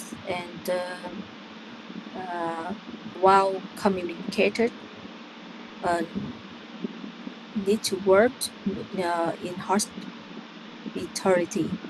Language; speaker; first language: English; non-native, learner; Vietnamese